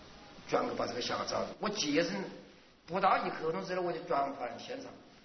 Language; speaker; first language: Chinese; native; Chinese